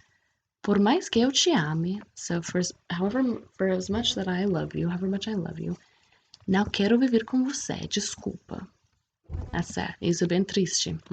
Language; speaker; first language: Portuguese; non-native, fluent; English